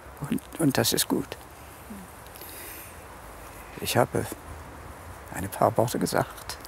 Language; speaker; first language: German; early bilingual, heritage; German